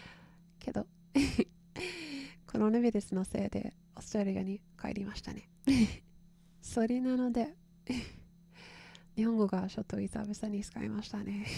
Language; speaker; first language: Japanese; non-native, learner; English